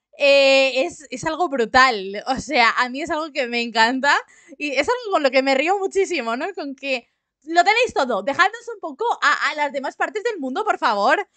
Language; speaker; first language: Spanish; native; Spanish